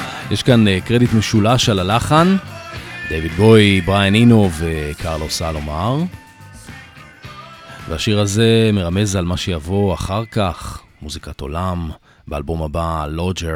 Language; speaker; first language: Hebrew; native; Hebrew